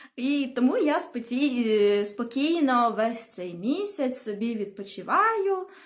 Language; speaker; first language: Ukrainian; non-native, local second language; Russian